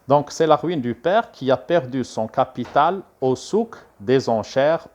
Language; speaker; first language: French; non-native, local second language; Arabic